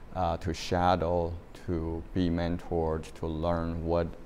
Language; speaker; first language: English; non-native, fluent; Chinese